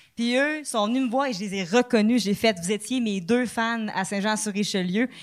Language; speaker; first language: French; native; French